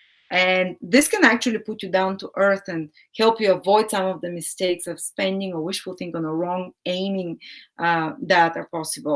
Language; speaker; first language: English; non-native, fluent; Bulgarian